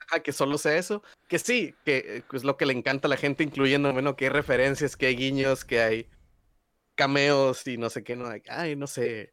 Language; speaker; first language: Spanish; native; Spanish